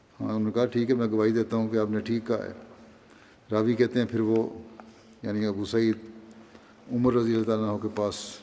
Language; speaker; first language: Urdu; native; Urdu